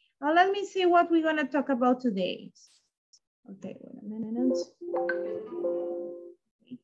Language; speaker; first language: English; non-native, fluent; Spanish